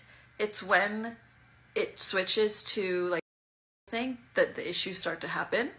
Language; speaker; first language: English; native; English